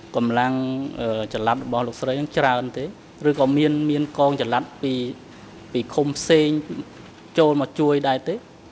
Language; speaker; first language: Khmer; native; Khmer